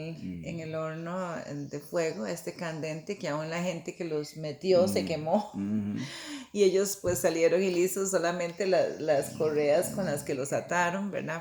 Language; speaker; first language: Spanish; native; Spanish